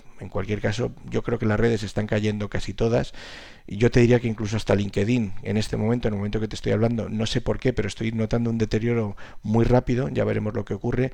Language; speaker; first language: Spanish; native; Spanish